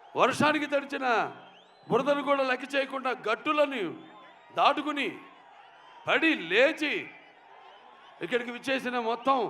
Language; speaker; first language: Telugu; native; Telugu